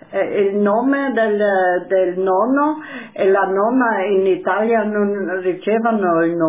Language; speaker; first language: Italian; non-native, local second language; German